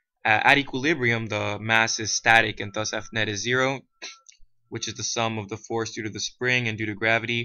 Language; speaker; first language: English; native; English